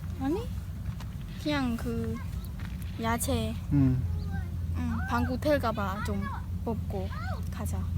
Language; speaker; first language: Korean; non-native, learner; Khmer